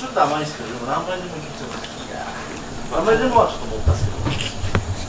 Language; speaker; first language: Japanese; native; Japanese